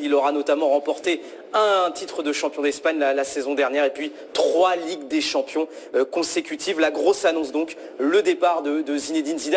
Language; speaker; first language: French; native; French